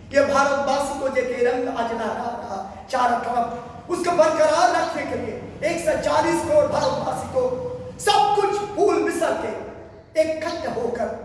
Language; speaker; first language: Hindi; non-native, local second language; Bangla